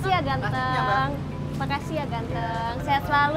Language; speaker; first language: Indonesian; native; Indonesian